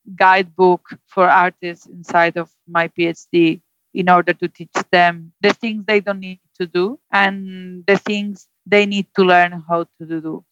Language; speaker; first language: English; non-native, fluent; Spanish